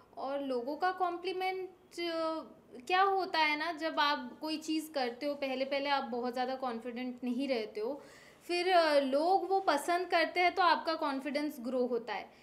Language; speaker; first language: Hindi; non-native, local second language; Bangla